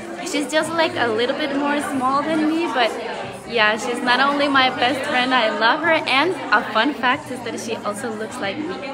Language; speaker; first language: English; non-native, fluent; Spanish